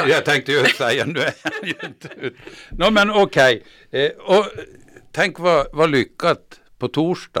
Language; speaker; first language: Swedish; native; Swedish